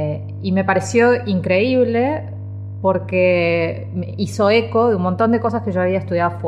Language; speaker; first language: Spanish; native; Spanish